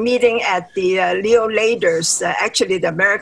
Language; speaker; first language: English; non-native, local second language; Cantonese